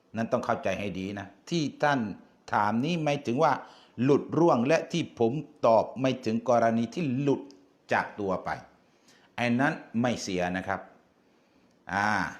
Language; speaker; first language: Thai; non-native, local second language; Malay